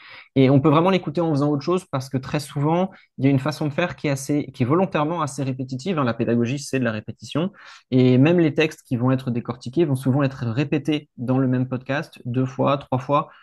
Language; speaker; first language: French; native; French